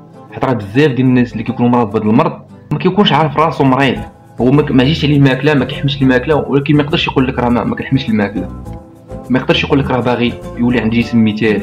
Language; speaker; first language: Arabic; native; Arabic